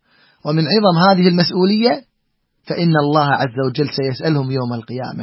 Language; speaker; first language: Arabic; native; Arabic